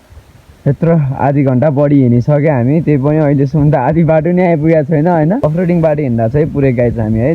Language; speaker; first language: Nepali; native; Nepali